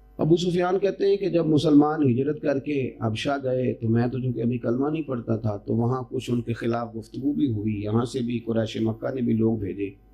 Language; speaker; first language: Urdu; non-native, local second language; Punjabi